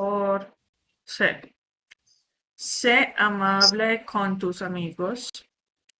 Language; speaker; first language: Spanish; non-native, learner; English